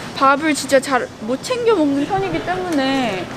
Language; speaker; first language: Korean; native; Korean